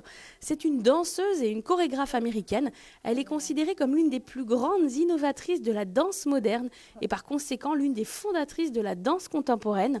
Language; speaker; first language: French; native; French